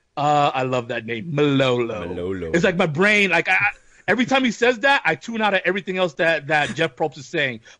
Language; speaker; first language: English; native; English